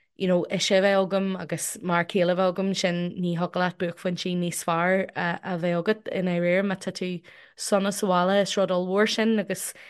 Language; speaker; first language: Irish; non-native, local second language; English